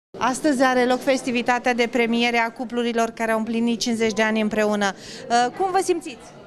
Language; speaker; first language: Romanian; native; Romanian